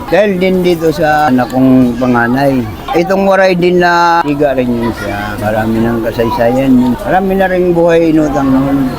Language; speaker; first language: Filipino; non-native, local second language; Waray